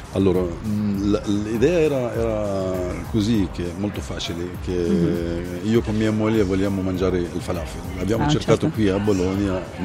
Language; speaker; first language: Italian; non-native, fluent; Arabic